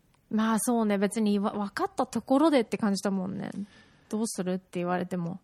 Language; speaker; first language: Japanese; early bilingual, heritage; Japanese